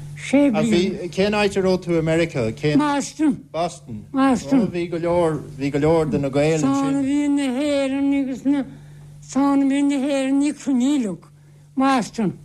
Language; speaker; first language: Irish; native; Irish